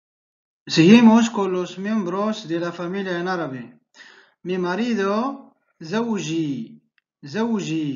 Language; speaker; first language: Spanish; non-native, fluent; Arabic